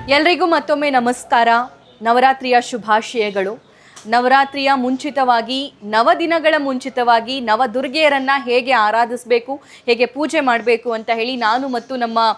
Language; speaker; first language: Kannada; native; Kannada